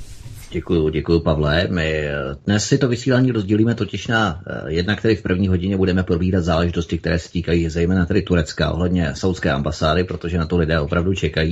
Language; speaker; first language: Czech; native; Czech